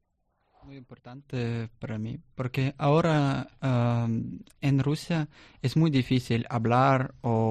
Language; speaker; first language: Spanish; non-native, learner; Russian